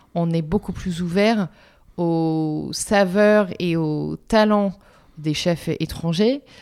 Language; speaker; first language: French; non-native, fluent; English